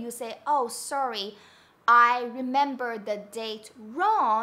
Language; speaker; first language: English; non-native, fluent; Chinese